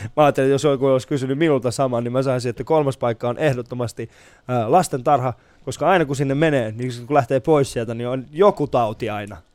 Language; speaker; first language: Finnish; early bilingual, other home language; Persian